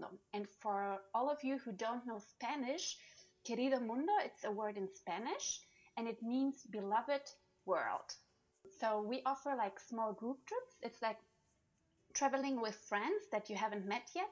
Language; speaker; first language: English; non-native, fluent; German